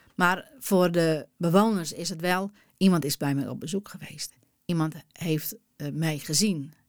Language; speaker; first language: Dutch; non-native, local second language; Western Frisian